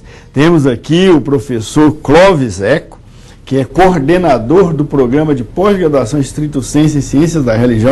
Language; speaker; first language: Portuguese; native; Portuguese